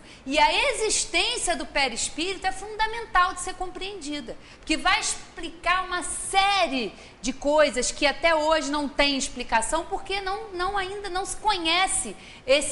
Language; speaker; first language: Portuguese; native; Portuguese